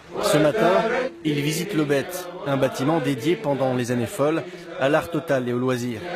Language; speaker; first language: French; native; French